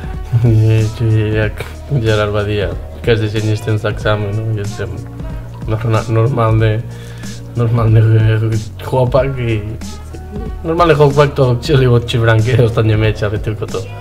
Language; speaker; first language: Polish; non-native, learner; Spanish